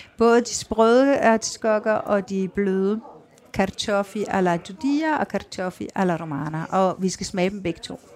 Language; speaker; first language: Danish; native; Danish